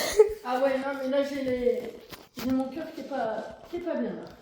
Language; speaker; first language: French; native; French